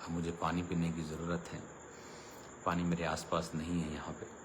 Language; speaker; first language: Hindi; non-native, local second language; Punjabi